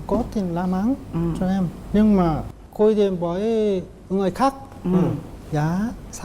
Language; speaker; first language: Vietnamese; non-native, learner; Korean